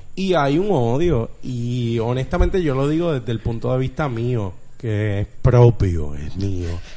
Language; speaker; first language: Spanish; native; Spanish